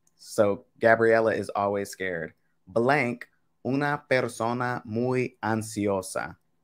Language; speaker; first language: Spanish; non-native, fluent; English